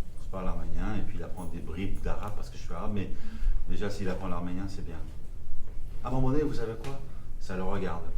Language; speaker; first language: French; non-native, local second language; Armenian